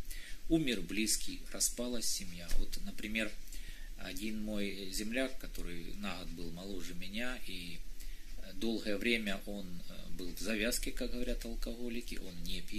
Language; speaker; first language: Russian; native; Russian